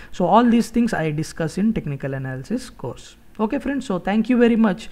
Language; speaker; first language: English; non-native, local second language; Telugu